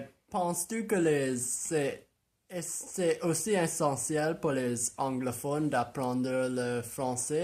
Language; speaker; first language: French; non-native, local second language; English